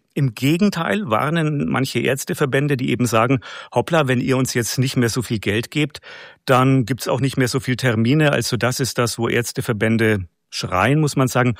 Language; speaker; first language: German; native; German